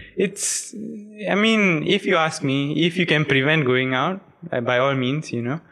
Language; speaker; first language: English; non-native, local second language; Tamil